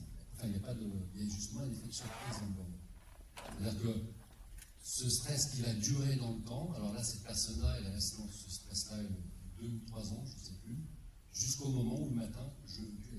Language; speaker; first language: French; native; French